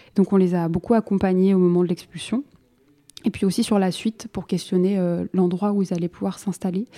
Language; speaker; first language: French; native; French